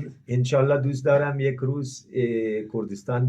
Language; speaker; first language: Persian; non-native, fluent; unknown